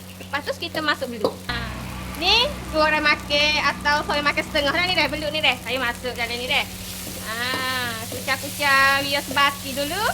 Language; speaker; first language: Malay; native; Malay